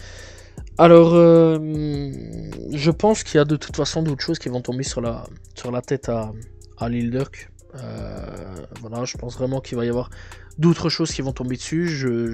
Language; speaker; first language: French; native; French